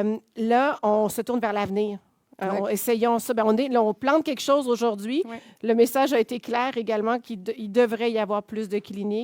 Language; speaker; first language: French; native; French